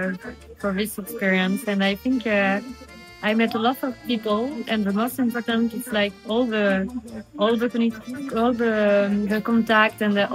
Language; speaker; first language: English; non-native, learner; French